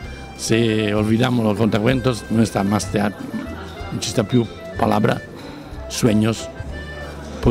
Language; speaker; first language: Spanish; non-native, learner; Italian